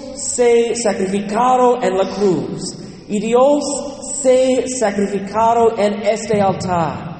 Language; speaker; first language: Spanish; non-native, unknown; English